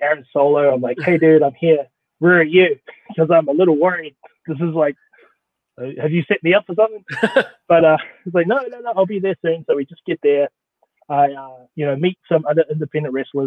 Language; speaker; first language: English; native; English